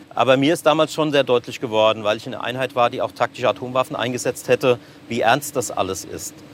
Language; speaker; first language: German; native; German